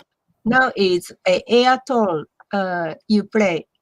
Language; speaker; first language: English; non-native, learner; Japanese